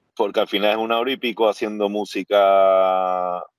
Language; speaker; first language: Spanish; native; Spanish